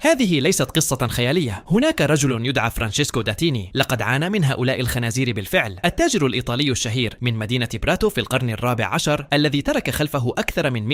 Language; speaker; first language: Arabic; native; Arabic